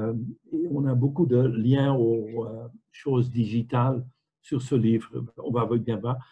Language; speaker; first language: French; non-native, fluent; Dutch